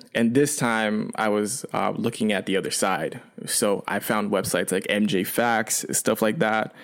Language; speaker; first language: English; early bilingual, other home language; Chinese